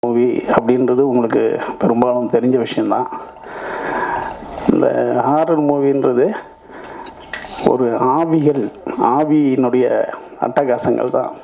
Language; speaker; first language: Tamil; native; Tamil